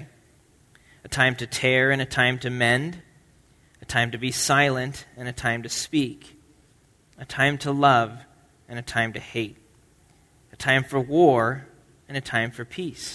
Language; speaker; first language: English; native; English